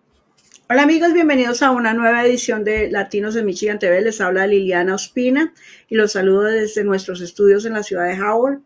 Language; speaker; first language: Spanish; native; Spanish